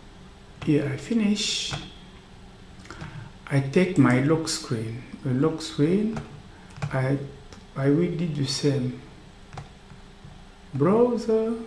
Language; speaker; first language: English; non-native, learner; French